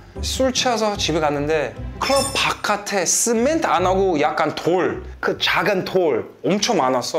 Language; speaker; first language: Korean; non-native, fluent; English